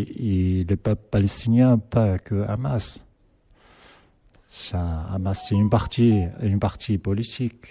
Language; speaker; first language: French; non-native, learner; Arabic